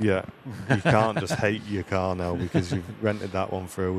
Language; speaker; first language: English; native; English